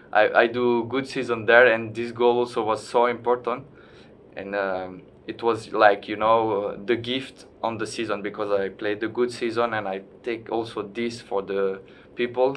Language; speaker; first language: English; non-native, learner; French